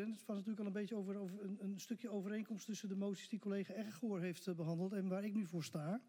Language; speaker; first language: Dutch; native; Dutch